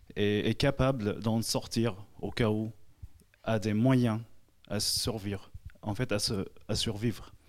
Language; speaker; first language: French; non-native, fluent; Arabic